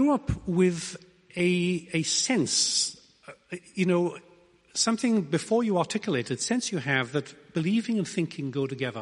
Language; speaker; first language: English; native; English